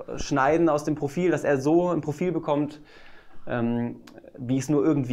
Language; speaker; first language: German; native; German